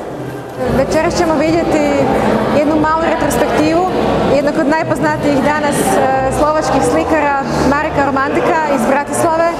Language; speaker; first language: Croatian; native; Croatian